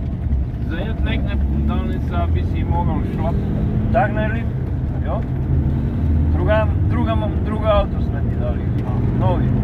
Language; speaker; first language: Czech; non-native, learner; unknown